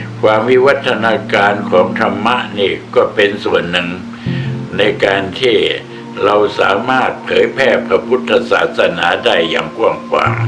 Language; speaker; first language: Thai; native; Thai